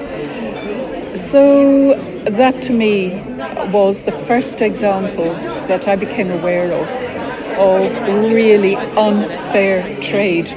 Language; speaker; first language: English; native; English